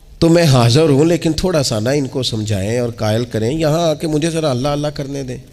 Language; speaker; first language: Urdu; non-native, local second language; Punjabi